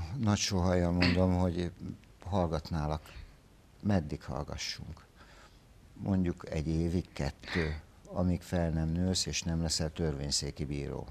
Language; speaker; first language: Hungarian; native; Hungarian